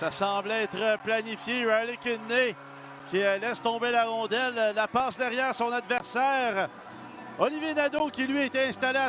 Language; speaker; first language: French; native; French